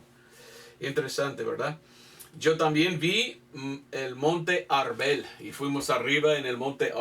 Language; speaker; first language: Spanish; non-native, fluent; English